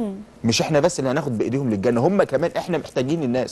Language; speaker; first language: Arabic; native; Arabic